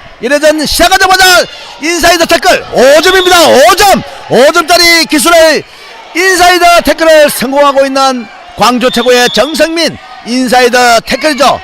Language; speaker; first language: Korean; native; Korean